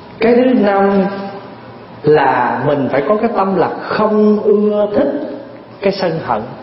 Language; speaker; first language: Vietnamese; early bilingual, heritage; Vietnamese